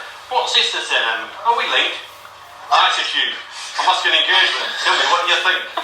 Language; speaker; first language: English; native; English